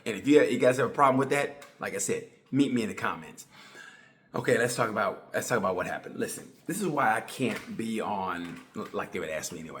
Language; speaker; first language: English; native; English